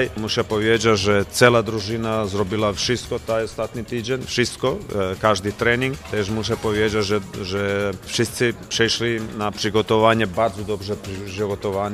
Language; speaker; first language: Polish; non-native, fluent; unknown